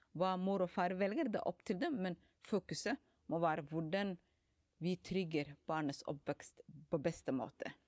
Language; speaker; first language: Norwegian; non-native, fluent; Somali